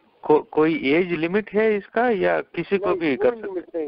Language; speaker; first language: Hindi; non-native, local second language; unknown